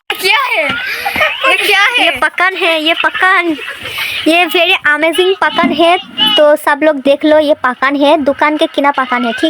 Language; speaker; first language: Hindi; non-native, local second language; Bangla